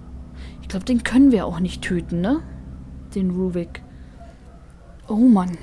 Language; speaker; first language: German; native; German